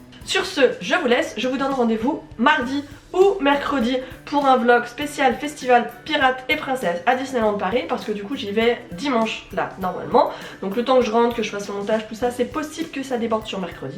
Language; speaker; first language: French; native; French